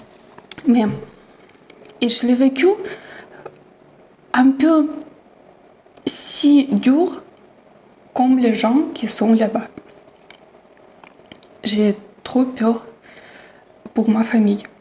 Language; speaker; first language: French; non-native, fluent; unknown